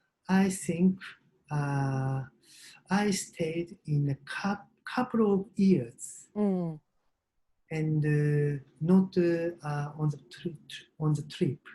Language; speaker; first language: English; non-native, learner; Japanese